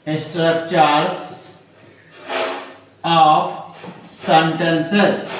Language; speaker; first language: English; non-native, local second language; Hindi